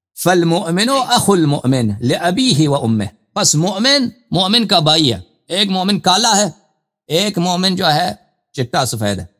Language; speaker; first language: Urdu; non-native, fluent; Persian